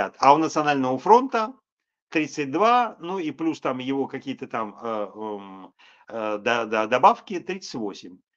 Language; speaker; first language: Russian; native; Russian